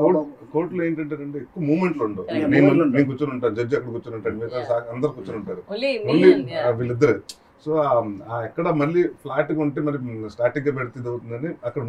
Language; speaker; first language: Telugu; native; Telugu